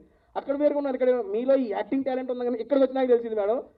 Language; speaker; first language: Telugu; native; Telugu